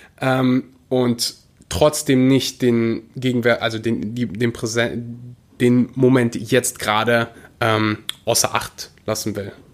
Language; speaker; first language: German; early bilingual, other home language; Russian